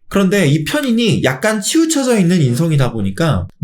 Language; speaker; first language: Korean; native; Korean